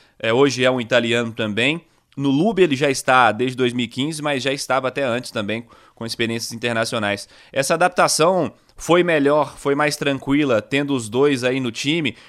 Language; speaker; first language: Portuguese; native; Portuguese